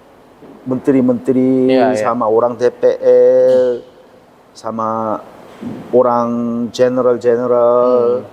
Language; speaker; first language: Indonesian; non-native, learner; Korean